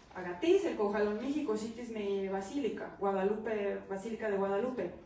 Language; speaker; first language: Estonian; non-native, learner; Spanish